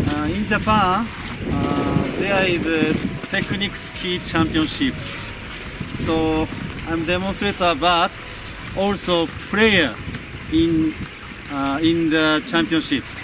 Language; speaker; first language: English; non-native, learner; Japanese